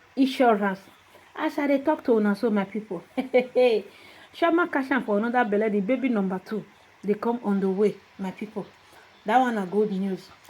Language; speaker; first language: Nigerian Pidgin; non-native, local second language; Igbo